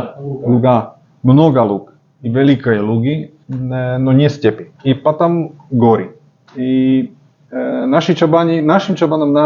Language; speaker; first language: Russian; non-native, learner; Slovak